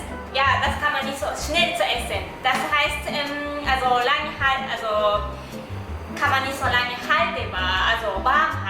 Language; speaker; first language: German; non-native, learner; Japanese